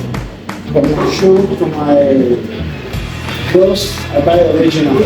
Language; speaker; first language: English; non-native, learner; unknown